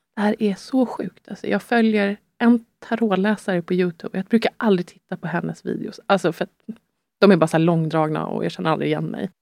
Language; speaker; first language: Swedish; native; Swedish